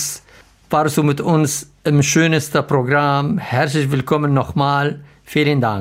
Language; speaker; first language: German; non-native, learner; Arabic